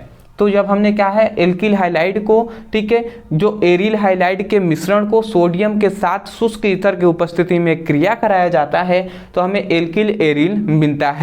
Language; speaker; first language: Hindi; native; Hindi